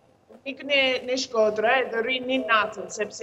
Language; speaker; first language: Albanian; non-native, learner; English